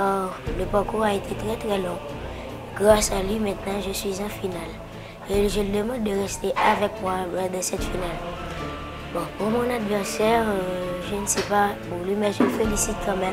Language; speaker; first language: French; non-native, local second language; Haitian Creole